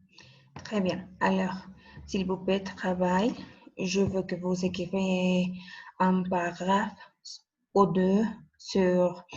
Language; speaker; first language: French; non-native, fluent; Spanish